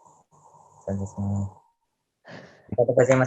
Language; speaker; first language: Japanese; non-native, learner; Indonesian